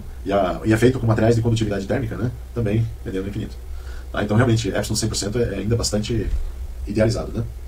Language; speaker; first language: Portuguese; native; Portuguese